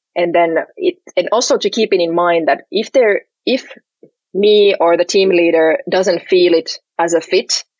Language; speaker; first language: English; non-native, fluent; Finnish